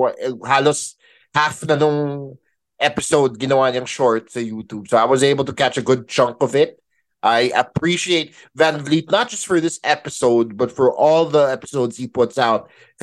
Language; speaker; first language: English; non-native, local second language; Filipino